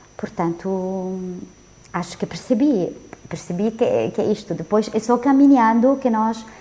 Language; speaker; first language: Portuguese; non-native, fluent; Arabic